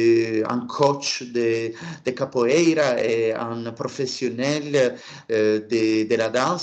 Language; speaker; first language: French; non-native, learner; Italian